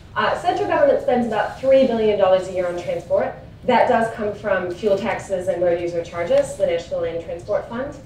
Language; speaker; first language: English; native; English